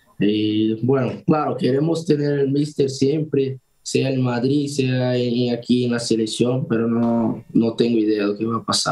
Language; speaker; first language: Spanish; non-native, fluent; Portuguese